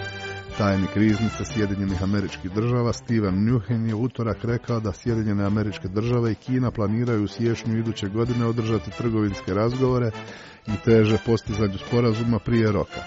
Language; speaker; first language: Croatian; native; Croatian